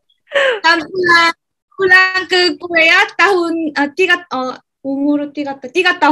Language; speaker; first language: Indonesian; non-native, learner; Korean